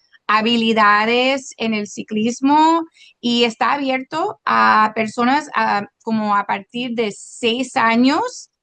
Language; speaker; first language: Spanish; non-native, local second language; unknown